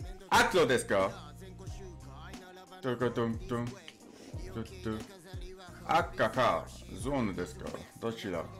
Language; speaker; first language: Japanese; non-native, learner; English